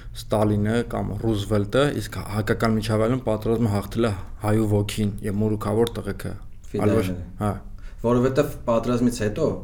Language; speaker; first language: Armenian; native; Armenian